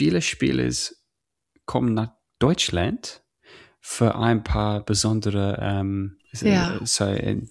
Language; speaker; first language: German; non-native, learner; English